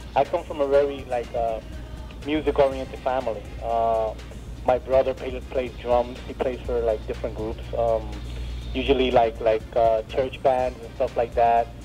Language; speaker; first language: English; native; English